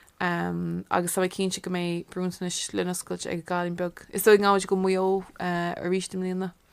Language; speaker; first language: Irish; non-native, local second language; English